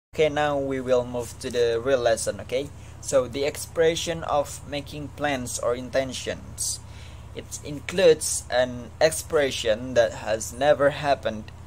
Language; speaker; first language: English; non-native, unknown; Indonesian